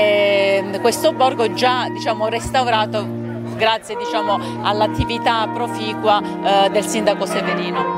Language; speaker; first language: Italian; native; Italian